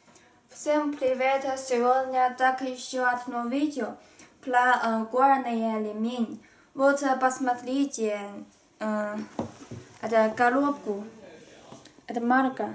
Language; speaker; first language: Russian; non-native, learner; Chinese